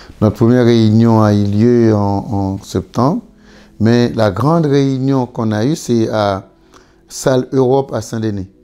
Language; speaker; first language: French; non-native, local second language; Haitian Creole